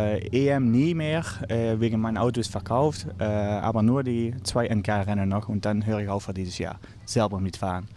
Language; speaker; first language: German; non-native, learner; Dutch